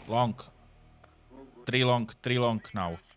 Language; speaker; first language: English; non-native, learner; Czech